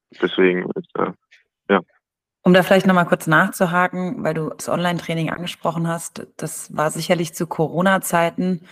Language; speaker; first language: German; native; German